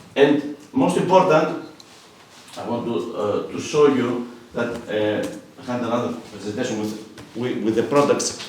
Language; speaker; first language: English; non-native, fluent; Greek